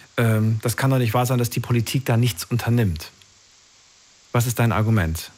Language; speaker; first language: German; native; German